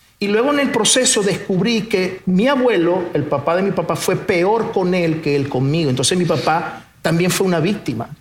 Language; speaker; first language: Spanish; early bilingual, other home language; Portuguese